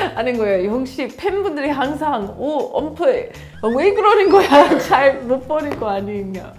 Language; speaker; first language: Korean; non-native, learner; English